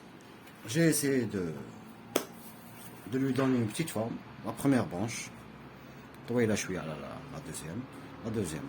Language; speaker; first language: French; non-native, local second language; Arabic